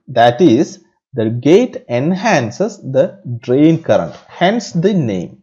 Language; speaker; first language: English; non-native, local second language; Malayalam